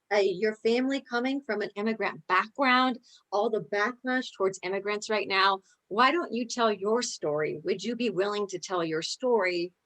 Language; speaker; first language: English; early bilingual, other home language; Spanish